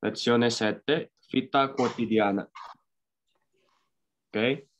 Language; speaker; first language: Italian; non-native, fluent; Indonesian